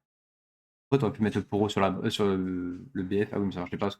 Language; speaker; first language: French; native; French